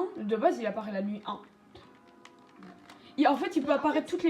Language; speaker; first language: French; native; French